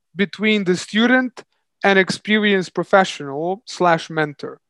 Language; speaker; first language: English; non-native, fluent; Serbian